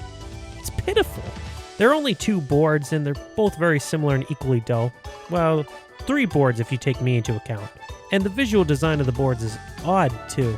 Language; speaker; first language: English; native; English